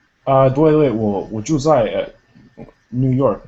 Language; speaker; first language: Chinese; non-native, learner; Tamil